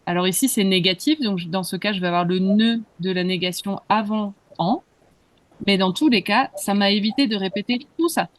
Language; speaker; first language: French; native; French